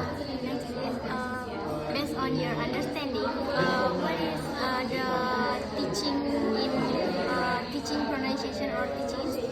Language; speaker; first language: English; non-native, learner; Indonesian